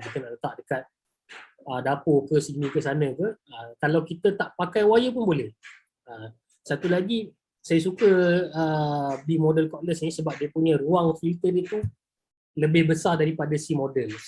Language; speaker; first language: Malay; native; Malay